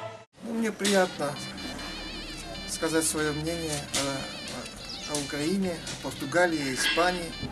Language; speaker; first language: Russian; non-native, fluent; Armenian